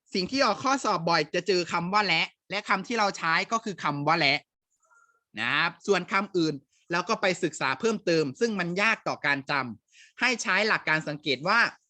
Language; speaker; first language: Thai; native; Thai